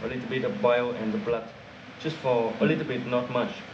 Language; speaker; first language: English; non-native, learner; Vietnamese